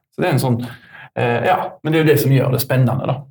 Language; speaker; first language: Norwegian; native; Norwegian